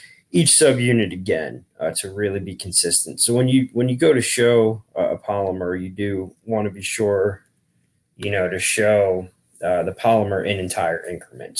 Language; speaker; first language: English; native; English